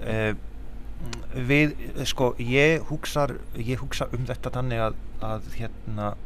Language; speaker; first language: Icelandic; non-native, fluent; Polish